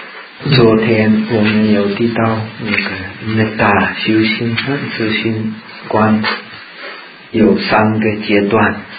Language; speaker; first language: Chinese; non-native, fluent; Czech